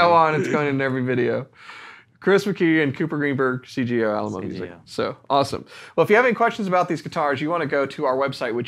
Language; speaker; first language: English; native; English